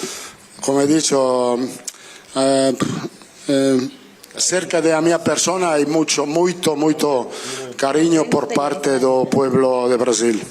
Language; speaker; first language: Spanish; non-native, fluent; Italian